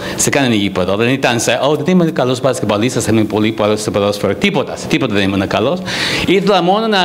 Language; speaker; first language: Greek; non-native, fluent; English